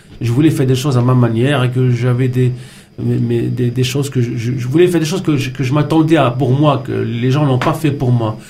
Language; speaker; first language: French; non-native, local second language; Arabic